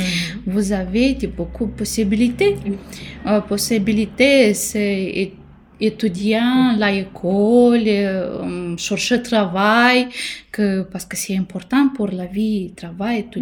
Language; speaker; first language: French; non-native, learner; Romanian